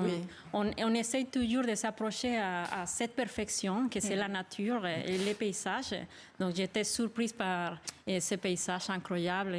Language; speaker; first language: French; non-native, fluent; Spanish